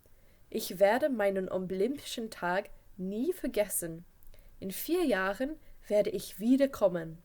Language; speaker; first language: German; non-native, fluent; English